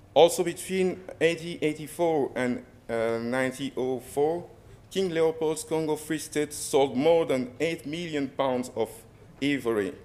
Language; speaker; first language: English; non-native, fluent; French